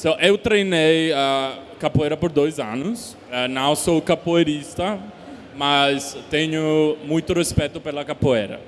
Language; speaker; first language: Portuguese; non-native, learner; Spanish